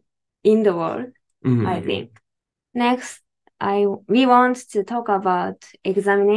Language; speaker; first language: English; non-native, learner; Japanese